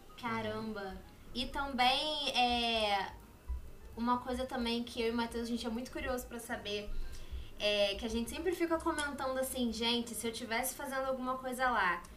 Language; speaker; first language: Portuguese; native; Portuguese